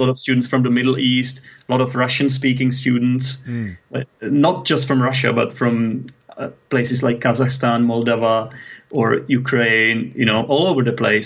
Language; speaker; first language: English; non-native, fluent; Czech